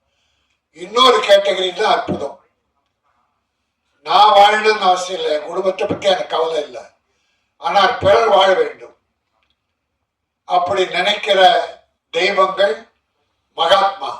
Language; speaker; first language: Tamil; native; Tamil